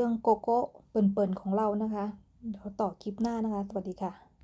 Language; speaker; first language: Thai; native; Thai